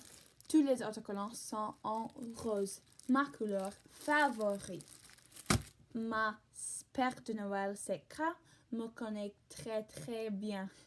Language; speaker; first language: French; non-native, learner; English